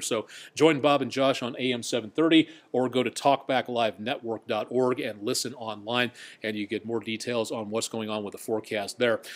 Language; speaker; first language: English; native; English